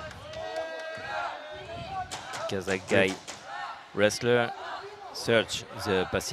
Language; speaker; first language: English; non-native, learner; French